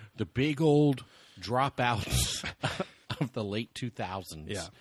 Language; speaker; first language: English; native; English